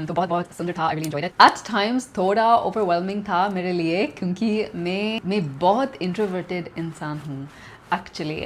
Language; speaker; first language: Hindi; non-native, learner; English